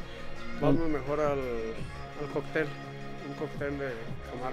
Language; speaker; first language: Spanish; native; Spanish